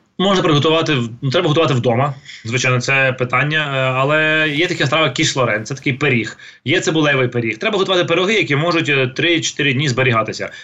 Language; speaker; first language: Ukrainian; non-native, local second language; Russian